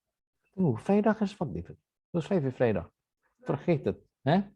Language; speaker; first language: Dutch; non-native, fluent; Indonesian